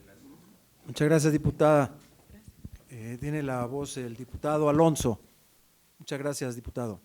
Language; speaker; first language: Spanish; native; Spanish